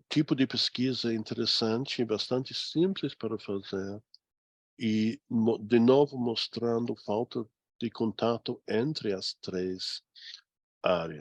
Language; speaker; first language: Portuguese; non-native, fluent; English